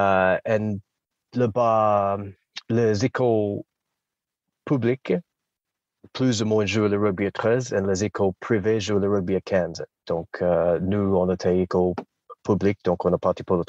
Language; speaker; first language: French; non-native, fluent; English